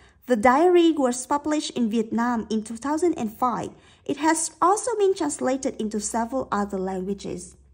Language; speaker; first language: English; non-native, fluent; Vietnamese